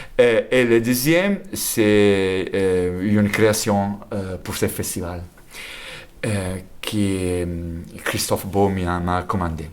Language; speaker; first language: French; non-native, fluent; Italian